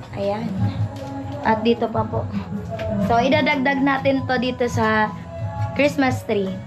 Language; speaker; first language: Filipino; non-native, local second language; Bikol